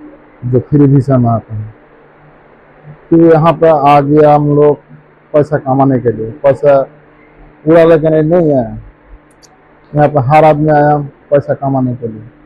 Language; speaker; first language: Hindi; non-native, fluent; Bangla